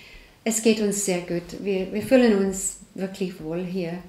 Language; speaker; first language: German; non-native, learner; English